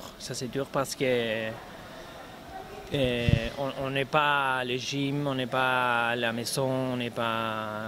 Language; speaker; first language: French; non-native, learner; Spanish